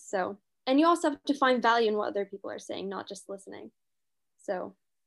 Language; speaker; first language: English; native; English